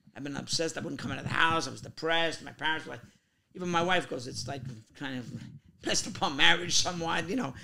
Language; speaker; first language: English; native; English